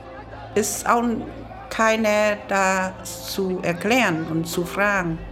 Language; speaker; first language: German; non-native, learner; Vietnamese